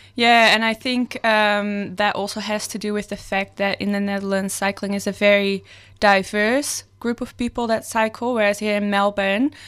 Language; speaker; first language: English; non-native, fluent; Dutch